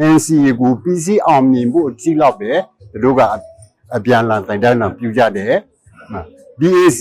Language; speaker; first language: Burmese; non-native, local second language; S'gaw Karen